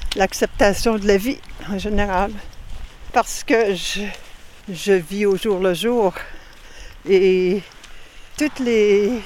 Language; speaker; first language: French; native; French